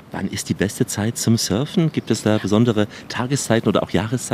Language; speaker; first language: German; native; German